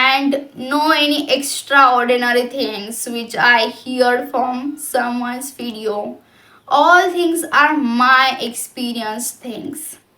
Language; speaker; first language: English; non-native, local second language; Hindi